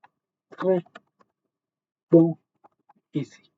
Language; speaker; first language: French; non-native, learner; English